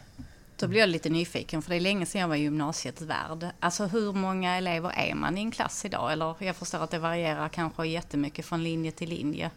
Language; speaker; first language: Swedish; native; Swedish